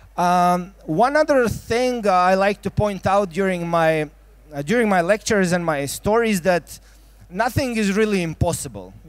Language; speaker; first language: English; non-native, fluent; Croatian